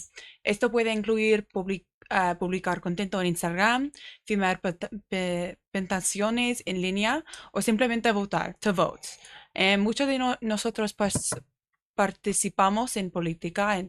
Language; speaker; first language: Spanish; non-native, learner; English